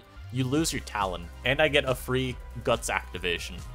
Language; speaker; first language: English; native; English